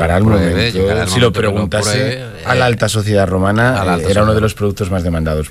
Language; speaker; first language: Spanish; native; Spanish